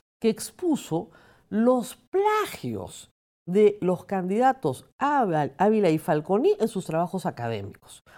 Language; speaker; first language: Spanish; native; Spanish